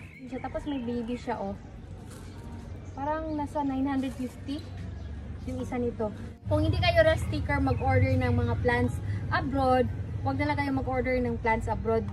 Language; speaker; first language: Filipino; non-native, local second language; Cebuano